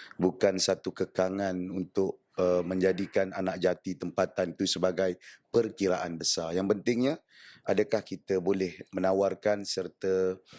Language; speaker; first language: Malay; native; Malay